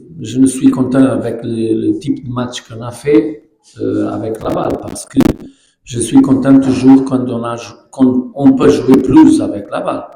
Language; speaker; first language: French; non-native, learner; Portuguese